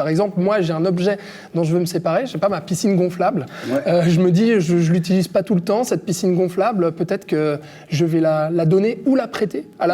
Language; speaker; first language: French; native; French